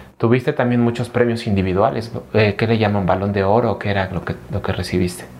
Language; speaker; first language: Spanish; native; Spanish